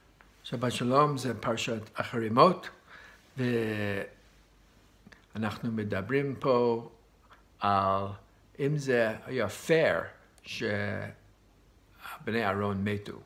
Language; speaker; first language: Hebrew; non-native, fluent; English